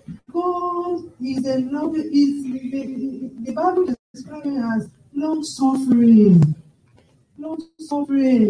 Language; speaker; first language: English; non-native, local second language; Yoruba